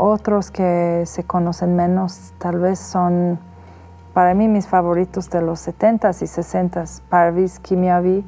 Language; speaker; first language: Spanish; non-native, fluent; Persian